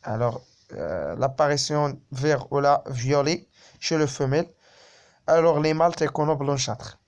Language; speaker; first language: French; non-native, local second language; Arabic